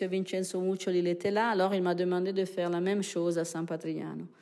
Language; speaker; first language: French; non-native, fluent; Italian